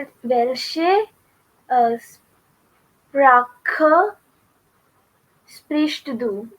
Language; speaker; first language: German; non-native, learner; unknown